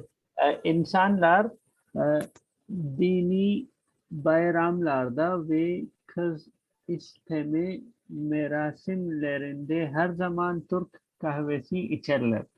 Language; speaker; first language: Turkish; non-native, learner; Urdu